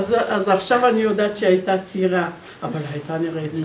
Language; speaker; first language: Hebrew; non-native, fluent; Polish